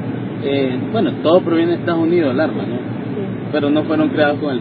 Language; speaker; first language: Spanish; native; Spanish